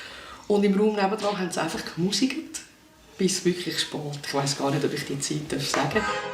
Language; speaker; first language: German; native; German